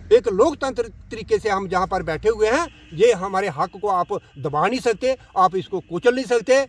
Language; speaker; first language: Hindi; native; Hindi